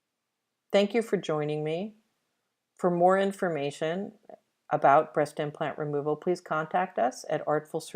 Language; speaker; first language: English; native; English